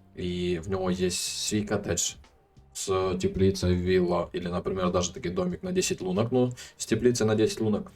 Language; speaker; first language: Russian; non-native, local second language; Ukrainian